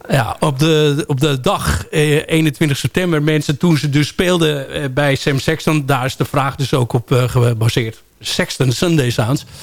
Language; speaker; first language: Dutch; native; Dutch